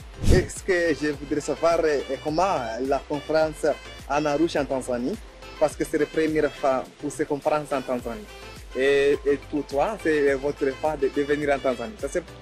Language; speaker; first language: French; non-native, learner; Swahili